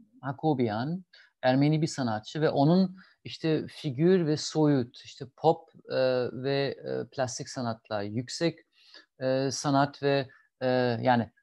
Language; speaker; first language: Turkish; non-native, fluent; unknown